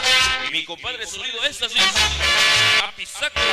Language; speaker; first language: Spanish; native; Spanish